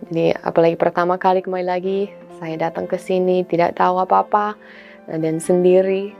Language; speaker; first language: Indonesian; non-native, fluent; English